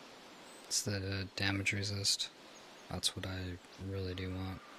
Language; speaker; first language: English; native; English